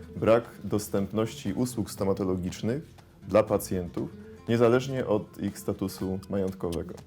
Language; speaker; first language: Polish; native; Polish